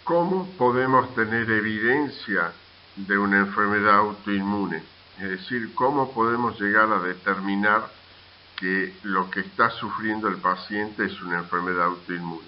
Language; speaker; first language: Spanish; native; Spanish